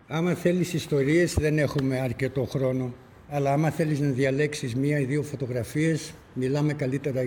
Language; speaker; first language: Greek; early bilingual, other home language; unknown